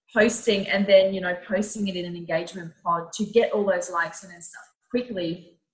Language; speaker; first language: English; non-native, fluent; Dutch